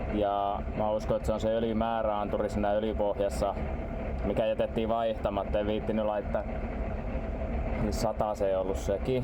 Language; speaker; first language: Finnish; native; Finnish